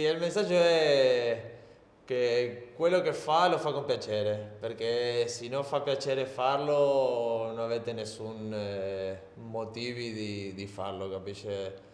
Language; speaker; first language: Italian; non-native, learner; Spanish